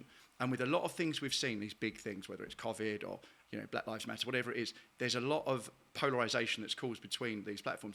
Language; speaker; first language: English; native; English